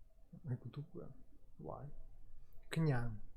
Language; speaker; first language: Korean; non-native, learner; Russian